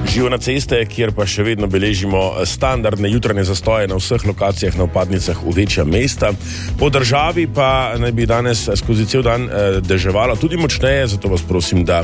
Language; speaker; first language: Slovenian; native; Slovenian